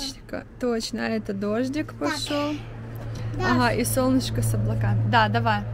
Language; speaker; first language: Russian; native; Russian